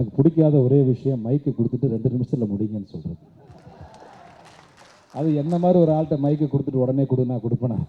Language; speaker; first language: Tamil; native; Tamil